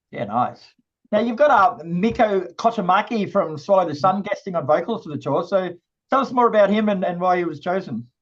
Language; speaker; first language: English; native; English